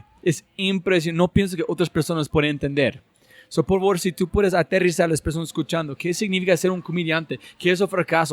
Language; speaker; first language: Spanish; non-native, fluent; English